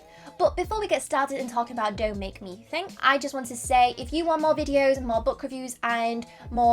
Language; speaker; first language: English; non-native, fluent; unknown